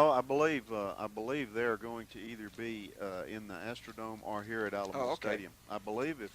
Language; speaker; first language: English; native; English